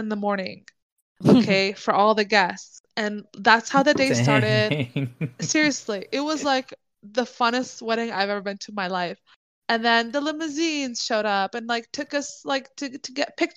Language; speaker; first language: English; native; English